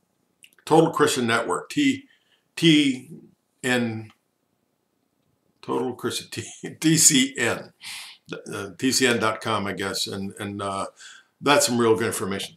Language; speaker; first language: English; native; English